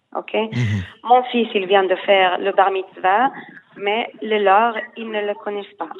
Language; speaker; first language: French; non-native, fluent; Hebrew